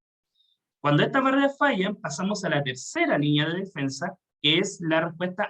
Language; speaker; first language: Spanish; native; Spanish